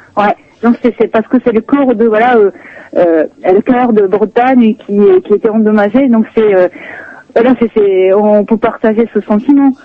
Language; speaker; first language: French; non-native, fluent; Japanese